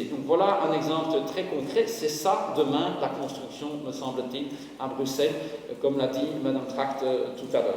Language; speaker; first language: French; native; French